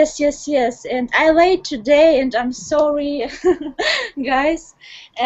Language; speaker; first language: English; non-native, learner; Russian